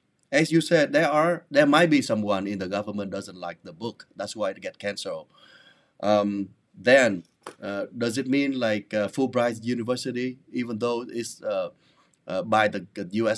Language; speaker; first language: English; non-native, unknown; Vietnamese